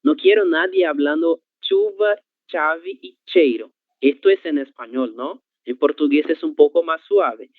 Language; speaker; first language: Spanish; non-native, fluent; Portuguese